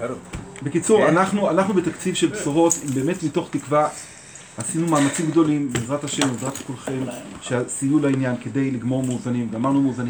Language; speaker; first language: Hebrew; native; Hebrew